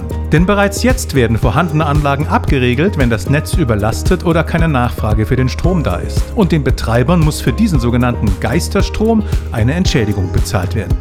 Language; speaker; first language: German; native; German